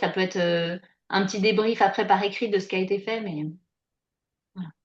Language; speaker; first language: French; native; French